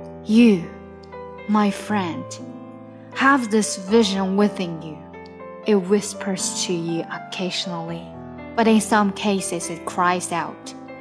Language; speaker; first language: English; non-native, fluent; Chinese